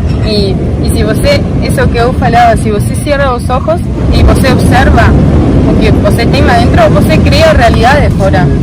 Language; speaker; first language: Portuguese; non-native, learner; Spanish